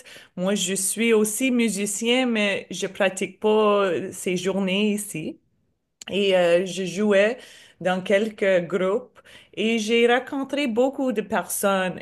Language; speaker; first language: French; non-native, learner; English